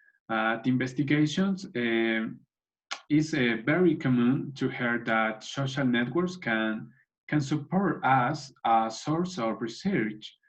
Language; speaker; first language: English; non-native, learner; Spanish